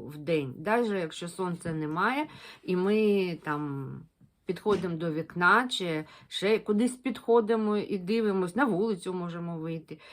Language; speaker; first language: Ukrainian; non-native, local second language; Russian